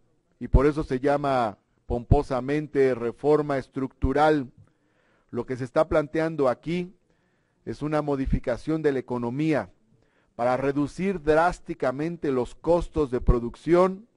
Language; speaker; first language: Spanish; native; Spanish